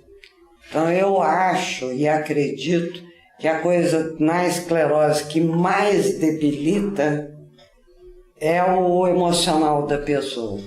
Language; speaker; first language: Portuguese; native; Portuguese